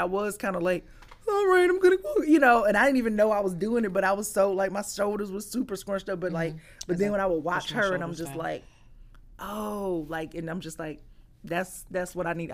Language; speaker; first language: English; native; English